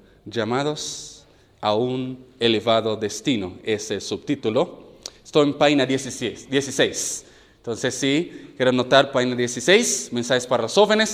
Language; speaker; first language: Spanish; non-native, learner; English